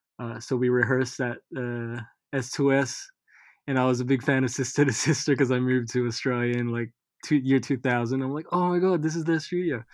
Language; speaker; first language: English; early bilingual, other home language; Filipino